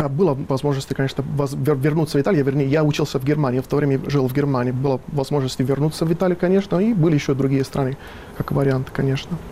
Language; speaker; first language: Russian; non-native, fluent; Italian